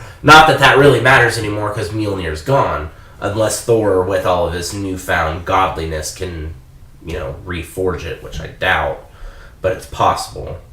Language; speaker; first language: English; native; English